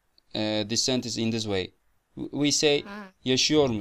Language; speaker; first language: English; non-native, fluent; Turkish